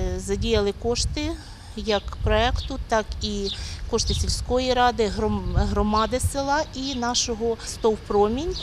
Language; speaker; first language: Ukrainian; native; Ukrainian